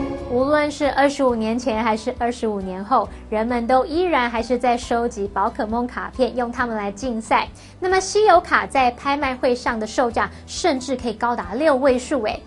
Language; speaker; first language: Chinese; native; Chinese